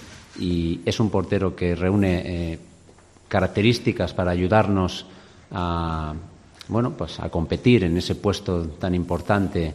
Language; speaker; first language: Spanish; native; Spanish